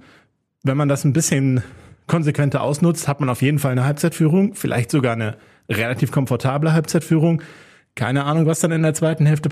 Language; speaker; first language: German; native; German